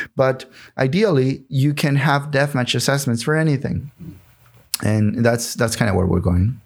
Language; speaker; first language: English; non-native, fluent; Spanish